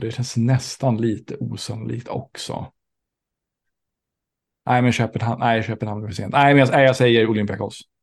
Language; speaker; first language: Swedish; native; Swedish